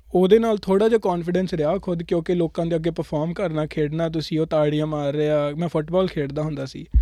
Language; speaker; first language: Punjabi; native; Punjabi